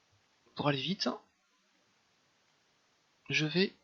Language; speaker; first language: French; native; French